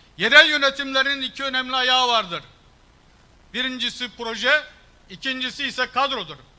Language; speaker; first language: Turkish; early bilingual, heritage; Turkish